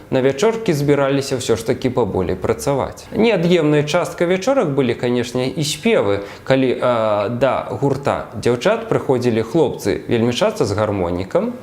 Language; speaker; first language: Belarusian; native; Belarusian